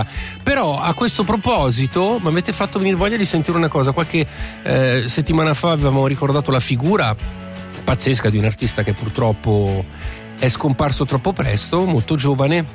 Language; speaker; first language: Italian; native; Italian